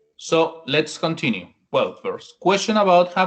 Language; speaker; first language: English; non-native, fluent; Spanish